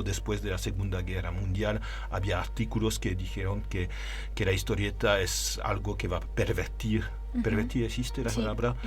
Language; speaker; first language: Spanish; non-native, learner; French